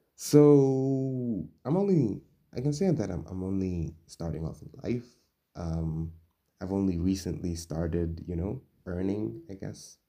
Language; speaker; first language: English; non-native, local second language; Swahili